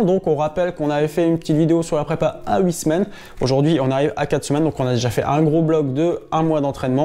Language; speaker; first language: French; native; French